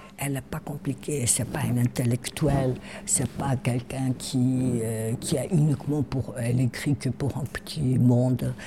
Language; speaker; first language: French; non-native, fluent; Portuguese